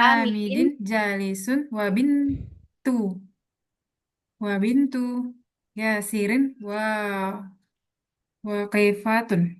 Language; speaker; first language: Arabic; non-native, learner; Indonesian